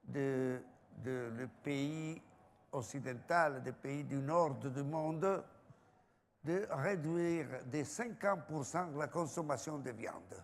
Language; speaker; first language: French; non-native, fluent; Italian